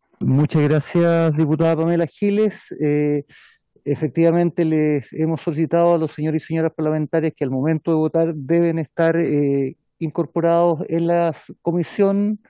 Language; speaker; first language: Spanish; native; Spanish